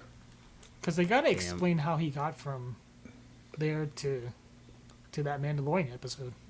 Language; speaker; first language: English; native; English